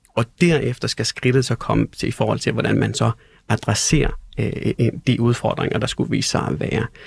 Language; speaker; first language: Danish; early bilingual, other home language; Persian